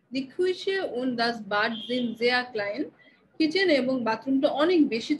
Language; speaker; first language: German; non-native, fluent; Bangla